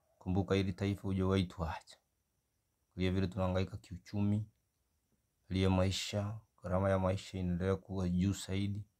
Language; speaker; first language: Swahili; native; Swahili